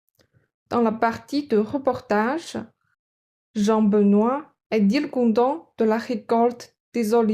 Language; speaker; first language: French; non-native, fluent; Chinese